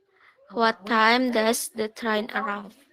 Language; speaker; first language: English; non-native, learner; Indonesian